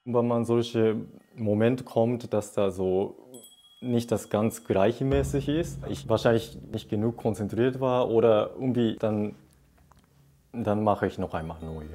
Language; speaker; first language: German; non-native, fluent; Japanese